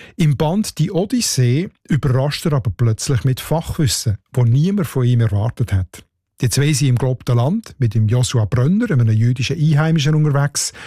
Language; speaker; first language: German; native; German